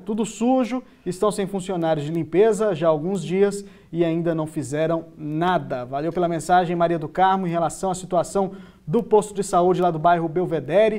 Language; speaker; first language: Portuguese; native; Portuguese